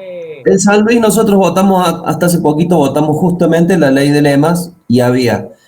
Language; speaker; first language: Spanish; native; Spanish